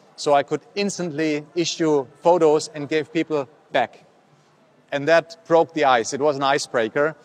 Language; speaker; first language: English; non-native, fluent; German